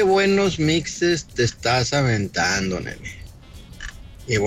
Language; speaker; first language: Spanish; native; Spanish